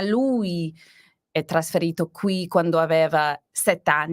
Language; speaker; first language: Italian; non-native, learner; English